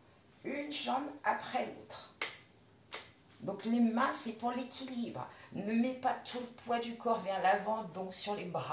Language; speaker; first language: French; native; French